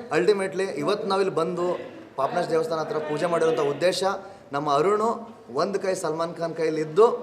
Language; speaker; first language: Kannada; native; Kannada